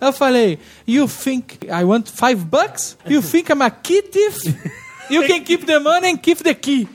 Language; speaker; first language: English; non-native, learner; Portuguese